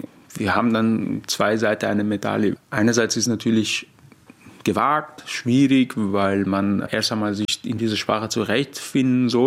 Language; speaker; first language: German; non-native, fluent; Persian